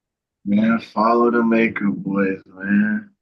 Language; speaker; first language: English; native; English